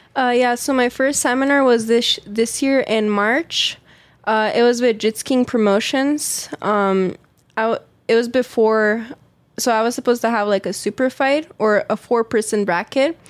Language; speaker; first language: English; native; English